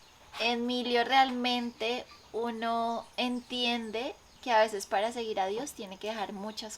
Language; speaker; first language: Spanish; native; Spanish